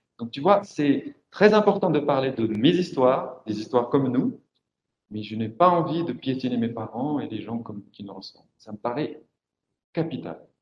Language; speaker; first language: French; non-native, local second language; Arabic